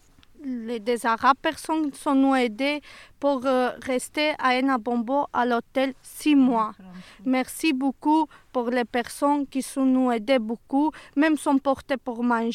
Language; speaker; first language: French; non-native, learner; Serbian